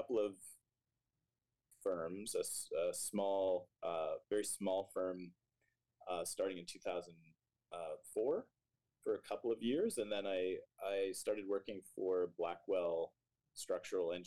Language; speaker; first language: English; native; English